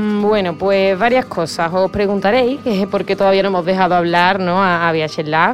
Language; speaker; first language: Spanish; native; Spanish